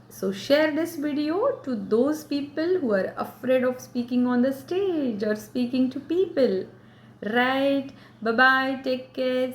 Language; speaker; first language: English; non-native, local second language; Marathi